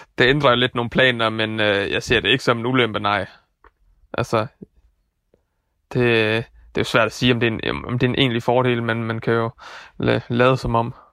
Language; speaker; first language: Danish; early bilingual, other home language; Dutch